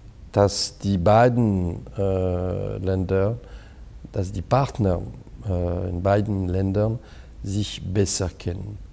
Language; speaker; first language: German; non-native, fluent; French